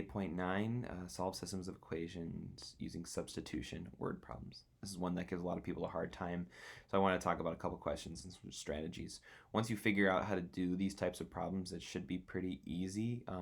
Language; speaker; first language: English; native; English